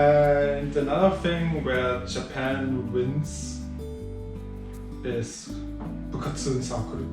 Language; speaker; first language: English; non-native, fluent; German